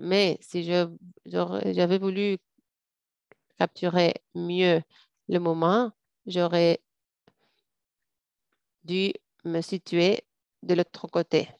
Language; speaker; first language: French; non-native, fluent; English